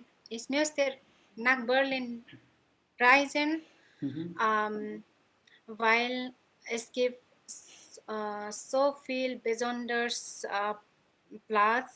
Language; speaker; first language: German; non-native, learner; Nepali